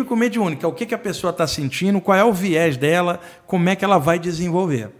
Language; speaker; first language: Portuguese; native; Portuguese